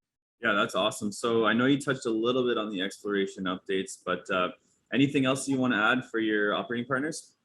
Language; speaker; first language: English; native; English